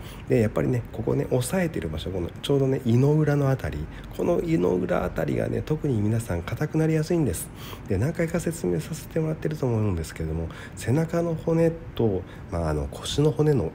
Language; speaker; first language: Japanese; native; Japanese